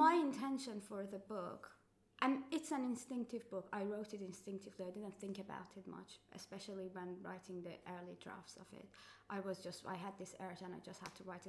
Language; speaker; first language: English; non-native, fluent; Persian